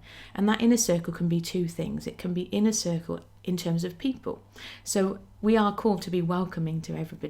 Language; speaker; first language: English; native; English